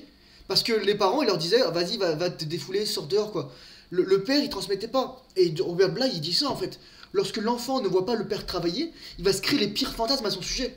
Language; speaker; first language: French; native; French